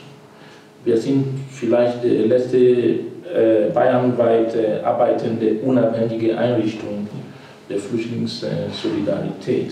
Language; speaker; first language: German; non-native, fluent; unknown